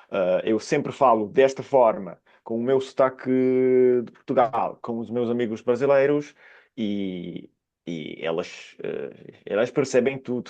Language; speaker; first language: Portuguese; non-native, fluent; Italian